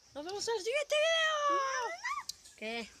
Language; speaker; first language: Spanish; native; Spanish